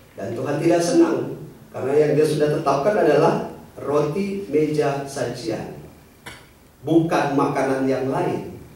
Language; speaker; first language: Indonesian; native; Indonesian